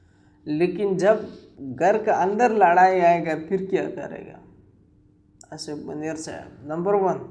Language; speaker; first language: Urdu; non-native, local second language; Pashto